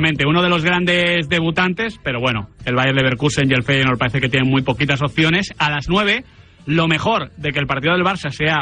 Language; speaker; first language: Spanish; native; Spanish